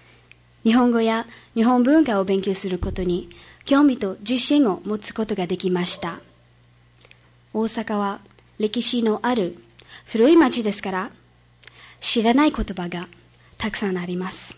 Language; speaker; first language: Japanese; non-native, fluent; English